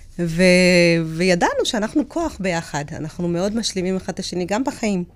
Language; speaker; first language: Hebrew; early bilingual, other home language; Amharic